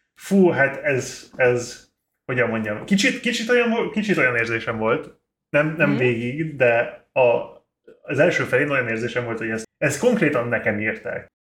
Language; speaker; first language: Hungarian; non-native, fluent; English